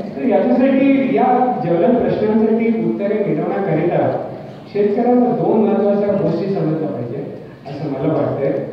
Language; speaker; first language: Marathi; non-native, local second language; Hindi